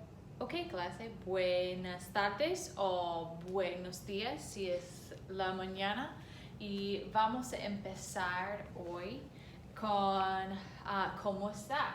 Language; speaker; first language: Spanish; non-native, fluent; English